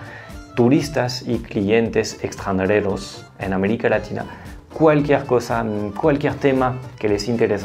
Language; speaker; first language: Spanish; non-native, fluent; French